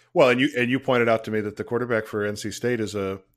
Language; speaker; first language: English; native; English